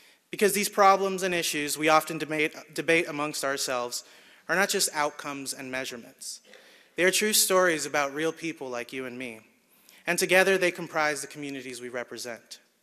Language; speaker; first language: English; early bilingual, other home language; Spanish